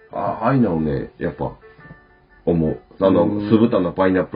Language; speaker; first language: Japanese; native; Japanese